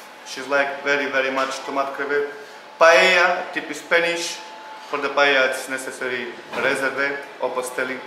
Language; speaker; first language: English; non-native, learner; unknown